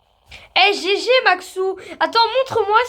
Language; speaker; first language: French; native; French